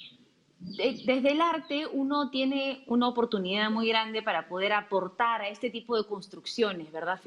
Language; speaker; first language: Spanish; native; Spanish